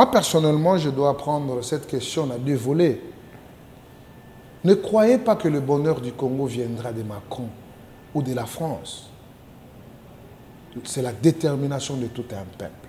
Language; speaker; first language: French; non-native, local second language; Lingala